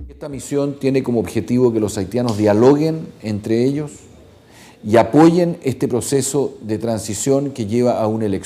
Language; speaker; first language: Spanish; native; Spanish